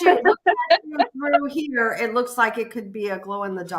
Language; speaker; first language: English; native; English